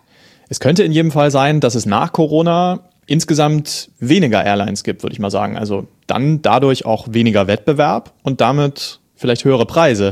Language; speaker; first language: German; native; German